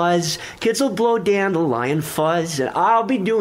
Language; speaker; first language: English; native; English